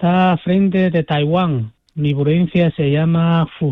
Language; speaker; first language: Spanish; non-native, fluent; Chinese